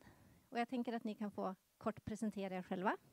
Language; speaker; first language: Swedish; native; Swedish